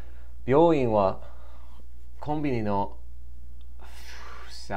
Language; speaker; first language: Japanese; non-native, learner; English